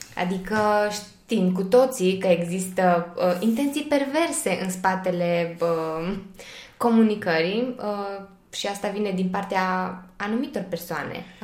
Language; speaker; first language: Romanian; native; Romanian